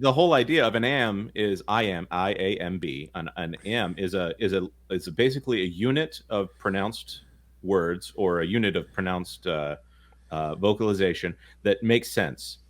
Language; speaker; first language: English; native; English